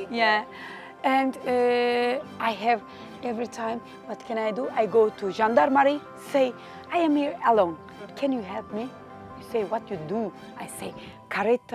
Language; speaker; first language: English; non-native, learner; Turkish